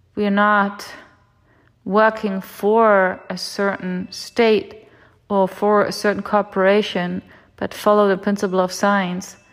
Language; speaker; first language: English; non-native, fluent; German